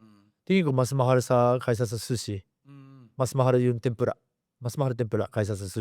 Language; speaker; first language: Filipino; non-native, learner; Japanese